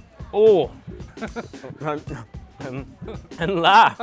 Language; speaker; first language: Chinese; non-native, learner; English